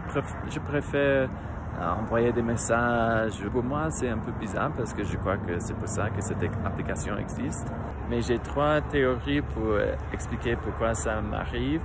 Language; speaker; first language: French; non-native, fluent; English